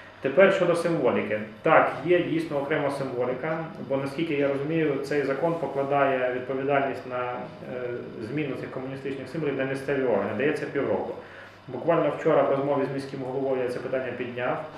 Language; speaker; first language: Ukrainian; native; Ukrainian